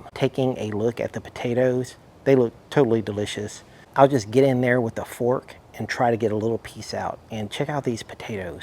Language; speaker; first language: English; native; English